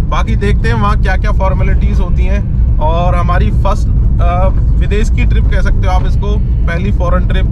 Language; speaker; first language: Hindi; native; Hindi